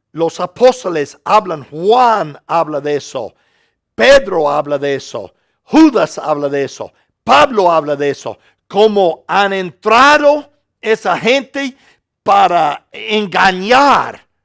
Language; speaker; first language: Spanish; non-native, fluent; English